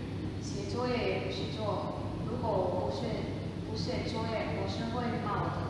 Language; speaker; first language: Chinese; non-native, learner; Indonesian